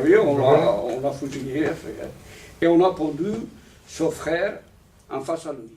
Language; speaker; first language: French; non-native, fluent; Italian